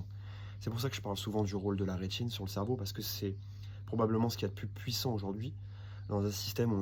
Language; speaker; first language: French; native; French